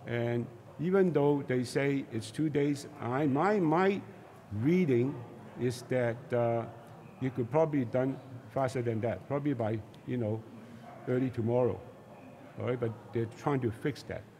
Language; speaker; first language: English; non-native, local second language; Chinese